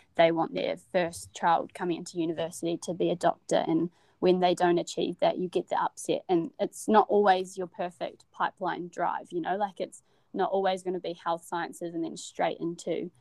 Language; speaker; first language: English; native; English